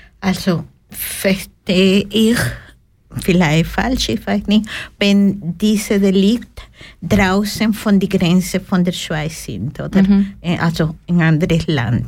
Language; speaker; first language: German; non-native, learner; Spanish